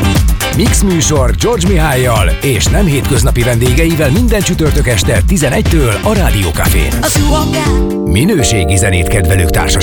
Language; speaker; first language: Hungarian; native; Hungarian